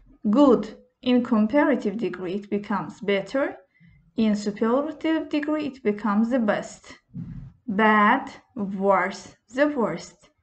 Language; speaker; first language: English; non-native, fluent; Azerbaijani